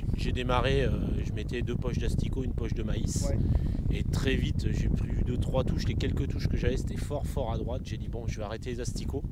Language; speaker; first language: French; native; French